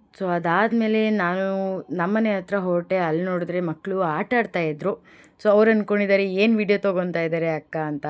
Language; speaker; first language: Kannada; non-native, local second language; Lambadi